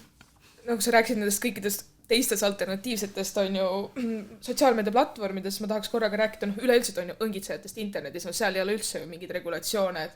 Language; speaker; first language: Estonian; native; Estonian